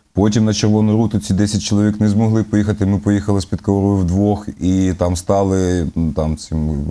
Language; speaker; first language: Ukrainian; native; Ukrainian